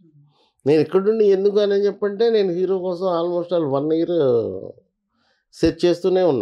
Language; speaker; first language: Telugu; native; Telugu